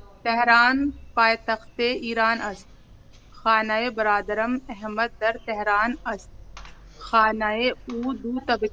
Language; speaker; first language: Persian; non-native, learner; Urdu